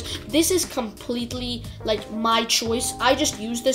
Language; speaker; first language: English; native; English